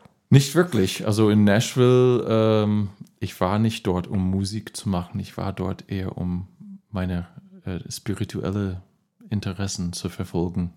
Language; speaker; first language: German; non-native, fluent; English